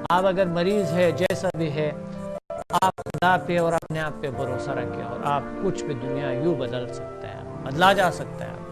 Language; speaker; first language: Urdu; non-native, local second language; Pashto